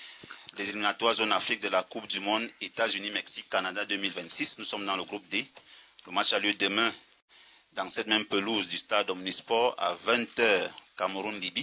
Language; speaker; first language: French; native; French